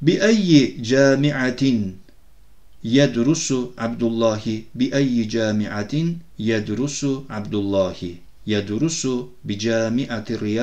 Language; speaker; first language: Arabic; non-native, fluent; Turkish